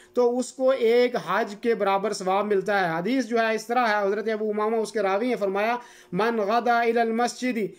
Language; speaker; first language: Urdu; non-native, local second language; Gujari